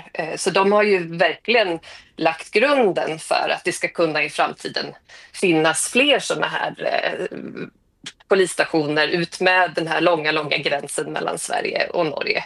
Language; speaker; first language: Swedish; native; Swedish